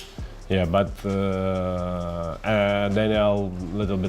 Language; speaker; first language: English; non-native, learner; Russian